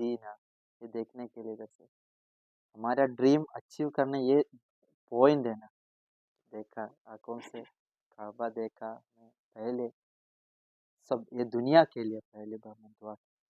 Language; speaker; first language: Hindi; non-native, local second language; Malayalam